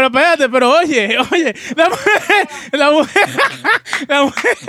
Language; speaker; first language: Spanish; native; Spanish